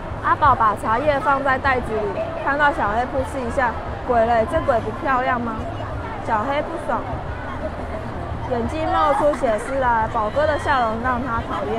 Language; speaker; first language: Chinese; native; Chinese